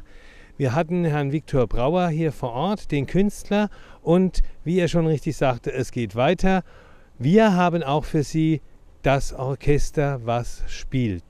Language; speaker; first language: German; native; German